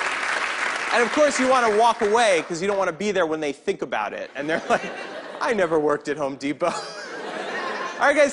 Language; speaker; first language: English; native; English